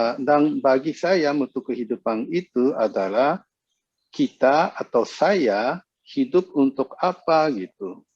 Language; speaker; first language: Indonesian; non-native, fluent; Japanese